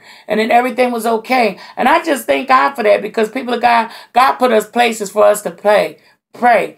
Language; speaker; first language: English; native; English